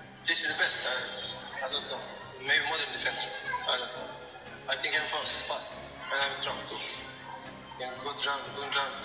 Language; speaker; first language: English; non-native, learner; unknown